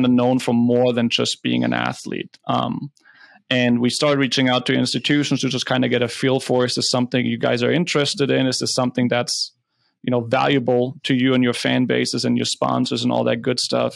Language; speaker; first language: English; non-native, fluent; German